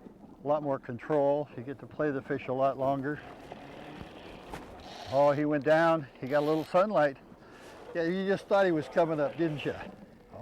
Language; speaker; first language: English; native; English